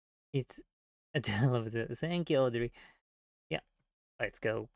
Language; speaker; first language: English; non-native, learner; Japanese